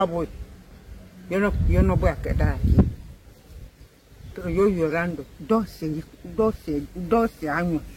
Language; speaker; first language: Spanish; non-native, local second language; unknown